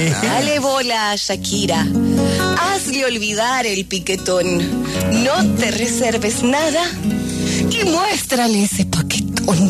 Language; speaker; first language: Spanish; native; Spanish